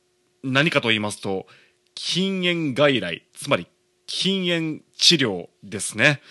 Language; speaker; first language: Japanese; native; Japanese